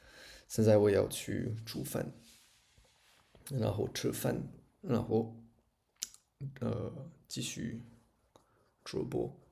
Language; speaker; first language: Chinese; non-native, learner; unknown